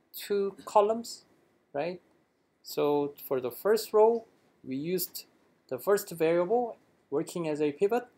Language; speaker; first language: English; non-native, fluent; Korean